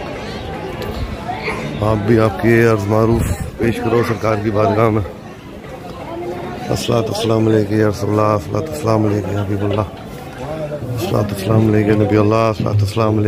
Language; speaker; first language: Urdu; native; Urdu